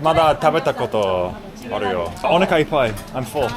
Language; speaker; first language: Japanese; non-native, learner; English